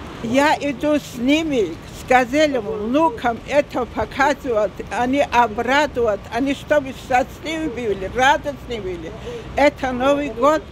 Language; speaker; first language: Russian; non-native, local second language; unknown